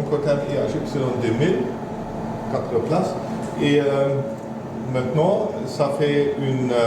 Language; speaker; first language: French; non-native, fluent; German